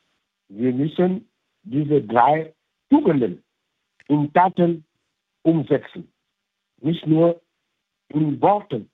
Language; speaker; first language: German; non-native, fluent; French